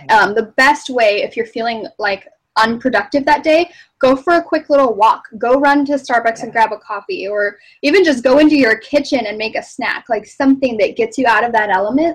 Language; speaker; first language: English; native; English